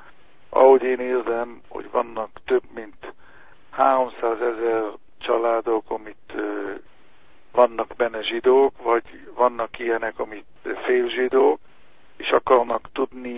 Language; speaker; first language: Hungarian; early bilingual, heritage; Hungarian